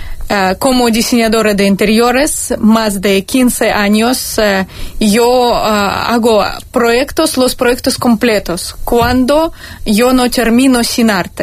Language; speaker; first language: Spanish; non-native, fluent; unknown